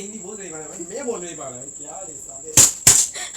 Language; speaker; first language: Hindi; non-native, local second language; Bangla